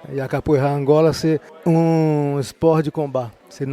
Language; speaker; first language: French; non-native, fluent; Portuguese